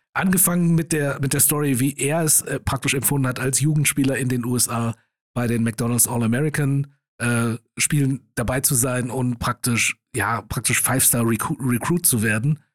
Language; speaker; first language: German; native; German